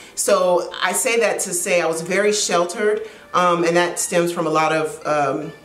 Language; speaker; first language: English; native; English